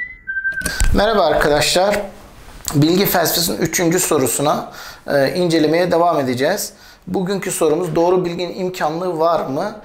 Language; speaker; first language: Turkish; native; Turkish